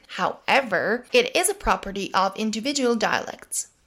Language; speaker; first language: English; non-native, fluent; Serbian